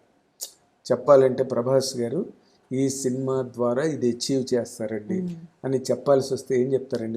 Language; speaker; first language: Telugu; native; Telugu